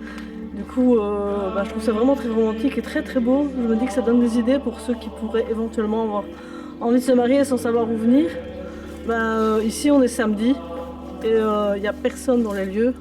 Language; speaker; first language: French; native; French